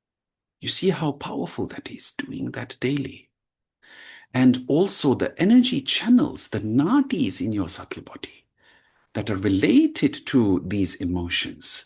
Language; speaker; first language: English; non-native, fluent; German